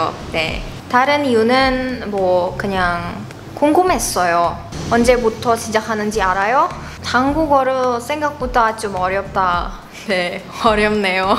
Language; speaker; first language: Korean; non-native, learner; Indonesian